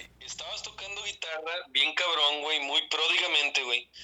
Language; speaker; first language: Spanish; native; Spanish